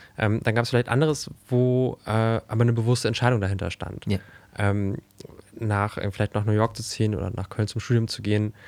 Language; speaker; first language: German; native; German